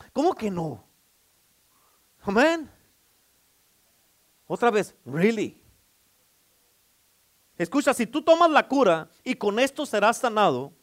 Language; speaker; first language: Spanish; native; Spanish